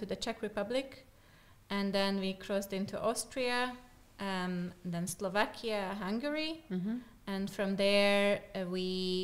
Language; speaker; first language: English; non-native, fluent; Slovak